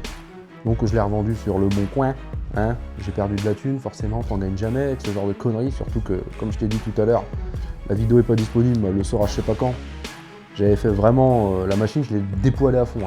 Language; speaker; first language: French; native; French